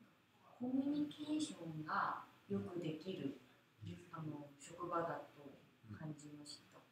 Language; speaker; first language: Japanese; non-native, fluent; Korean